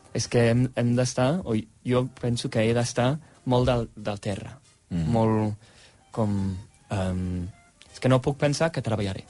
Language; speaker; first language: Catalan; non-native, fluent; English